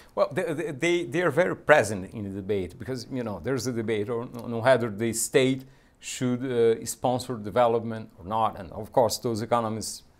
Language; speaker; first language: English; non-native, fluent; Portuguese